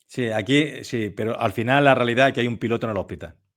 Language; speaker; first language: Spanish; native; Spanish